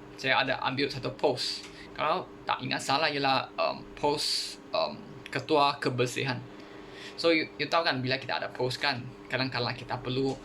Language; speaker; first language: Malay; non-native, local second language; Chinese